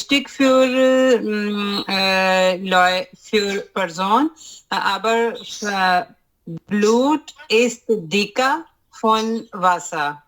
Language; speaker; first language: German; non-native, learner; Urdu